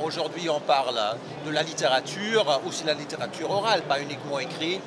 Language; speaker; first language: French; non-native, fluent; German